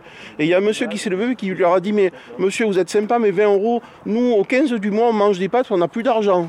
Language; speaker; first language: French; native; French